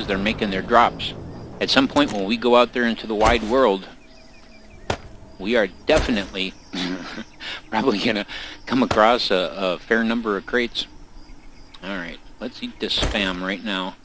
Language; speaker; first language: English; native; English